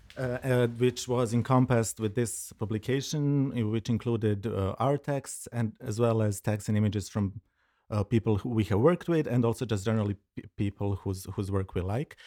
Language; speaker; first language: English; non-native, fluent; Serbian